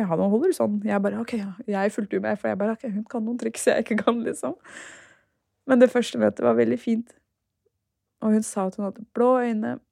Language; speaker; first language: Norwegian; early bilingual, other home language; Turkish